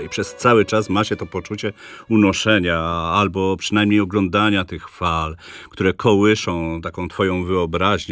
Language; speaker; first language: Polish; native; Polish